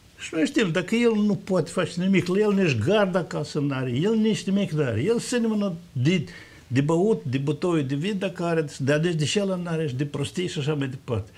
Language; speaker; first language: Romanian; native; Romanian